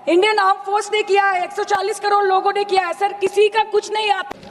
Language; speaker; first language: Hindi; non-native, local second language; Bangla